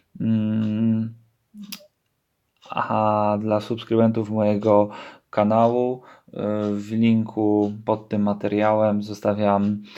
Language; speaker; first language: Polish; native; Polish